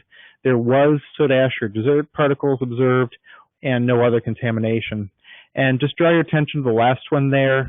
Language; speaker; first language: English; native; English